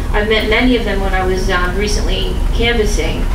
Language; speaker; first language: English; native; English